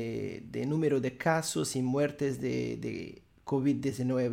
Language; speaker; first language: Spanish; non-native, fluent; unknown